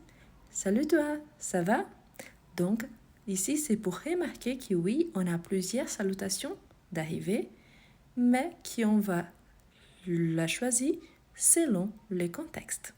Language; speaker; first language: French; non-native, fluent; Portuguese